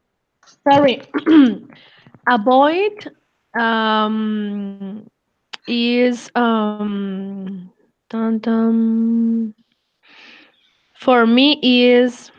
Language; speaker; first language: English; non-native, learner; Spanish